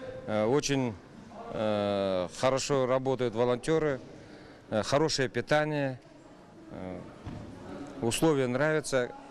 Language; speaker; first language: Russian; non-native, local second language; Kazakh